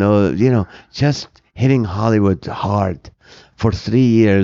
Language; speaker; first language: English; non-native, fluent; Arabic